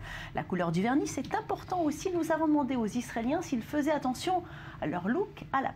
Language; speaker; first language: French; native; French